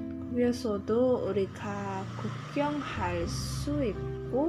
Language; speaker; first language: Korean; non-native, learner; Indonesian